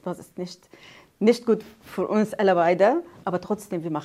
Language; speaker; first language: German; non-native, learner; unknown